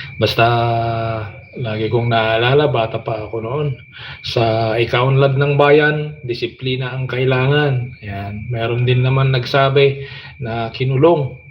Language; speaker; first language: Filipino; non-native, local second language; Iloko